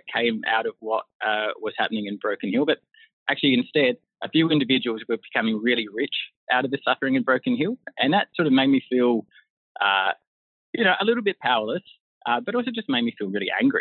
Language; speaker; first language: English; native; English